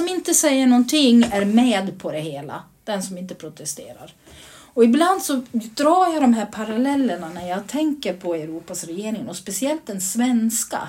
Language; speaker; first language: Swedish; native; Swedish